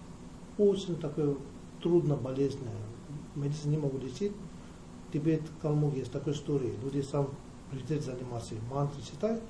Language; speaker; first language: Russian; non-native, learner; Tibetan